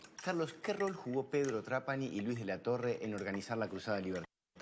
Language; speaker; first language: Spanish; native; Spanish